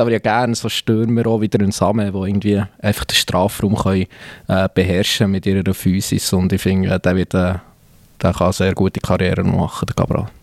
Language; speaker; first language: German; native; German